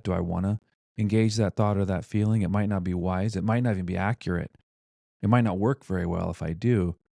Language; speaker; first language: English; native; English